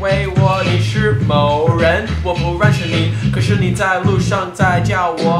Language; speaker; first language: Chinese; non-native, fluent; English